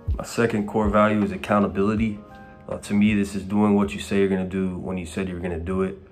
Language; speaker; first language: English; native; English